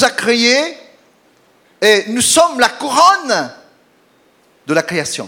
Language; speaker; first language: French; non-native, fluent; Portuguese